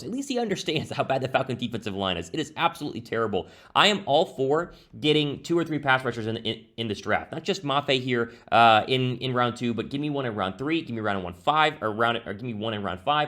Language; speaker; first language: English; native; English